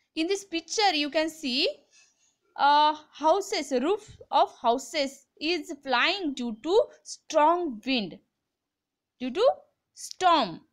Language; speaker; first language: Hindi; non-native, local second language; Marathi